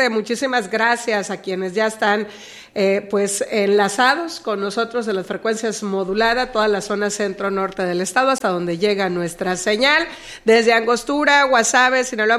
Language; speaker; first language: Spanish; native; Spanish